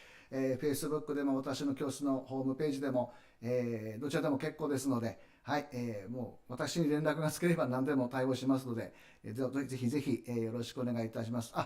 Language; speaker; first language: Japanese; native; Japanese